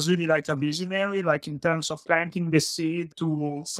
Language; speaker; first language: English; non-native, fluent; Italian